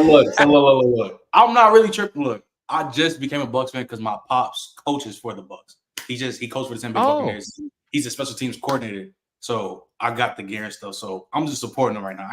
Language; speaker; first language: English; native; English